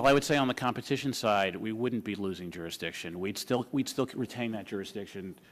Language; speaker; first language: English; native; English